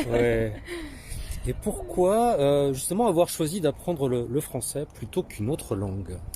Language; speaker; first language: French; native; French